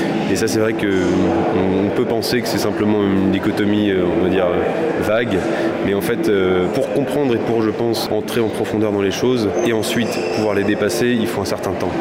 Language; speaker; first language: French; native; French